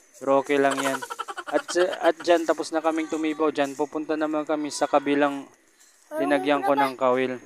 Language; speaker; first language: Filipino; non-native, local second language; Waray